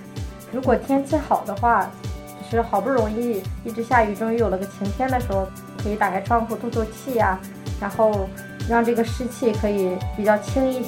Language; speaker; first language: Chinese; native; Chinese